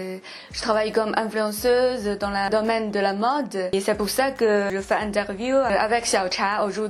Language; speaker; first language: French; non-native, fluent; Chinese